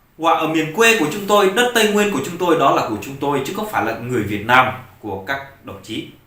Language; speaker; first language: Vietnamese; non-native, local second language; Jarai